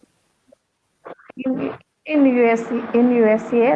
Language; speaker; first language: English; non-native, learner; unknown